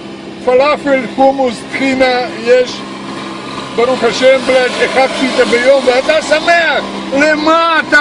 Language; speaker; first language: Hebrew; non-native, learner; Russian